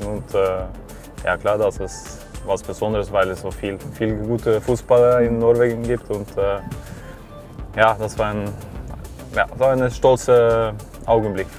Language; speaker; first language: German; non-native, fluent; Norwegian